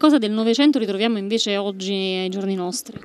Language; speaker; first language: Italian; native; Italian